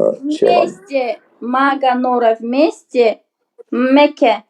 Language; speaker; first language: Russian; non-native, learner; Uzbek